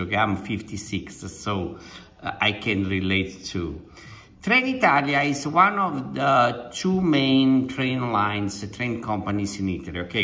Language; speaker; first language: English; non-native, fluent; Italian